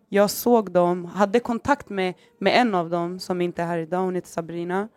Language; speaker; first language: Swedish; early bilingual, other home language; Somali